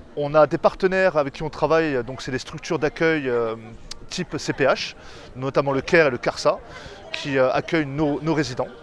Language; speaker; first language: French; native; French